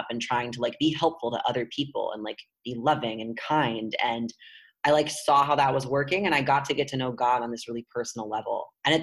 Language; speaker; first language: English; native; English